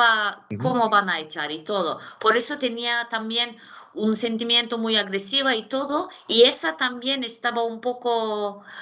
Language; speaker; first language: Spanish; non-native, fluent; Turkish